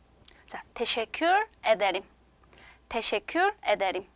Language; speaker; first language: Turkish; non-native, fluent; Korean